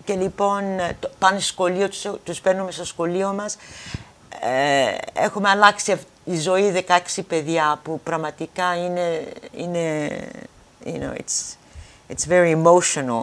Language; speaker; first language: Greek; early bilingual, heritage; Greek